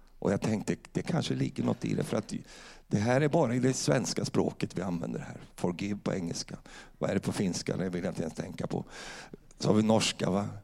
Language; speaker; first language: Swedish; native; Swedish